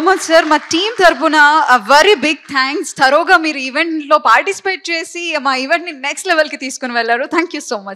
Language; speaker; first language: Telugu; native; Telugu